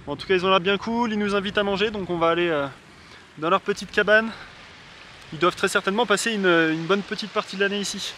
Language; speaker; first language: French; native; French